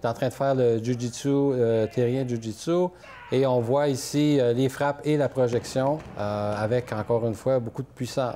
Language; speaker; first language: French; native; French